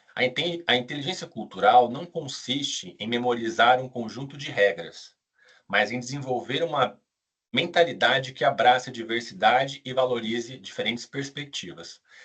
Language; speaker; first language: Portuguese; native; Portuguese